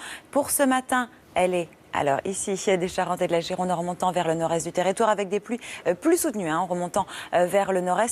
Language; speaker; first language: French; native; French